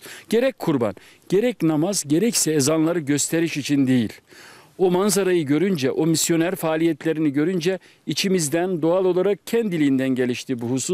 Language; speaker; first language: Turkish; native; Turkish